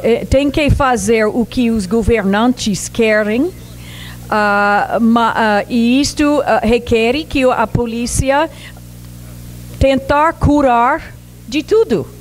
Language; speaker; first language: Portuguese; non-native, fluent; English